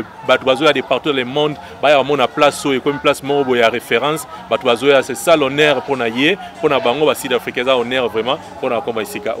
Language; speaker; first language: French; non-native, local second language; Lingala